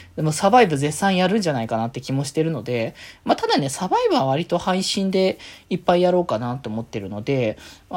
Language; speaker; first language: Japanese; native; Japanese